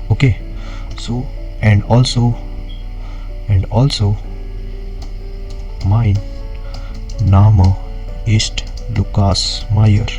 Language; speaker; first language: German; non-native, learner; Marathi